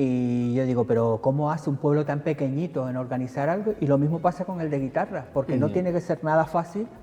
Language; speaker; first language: Spanish; native; Spanish